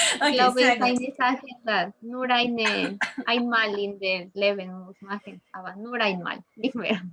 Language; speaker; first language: German; non-native, learner; Spanish